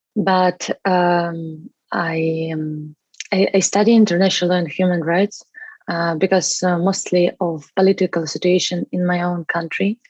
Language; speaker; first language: English; non-native, learner; Russian